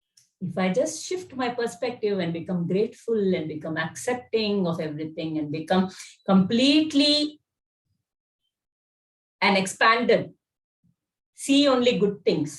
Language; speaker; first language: English; non-native, local second language; Kannada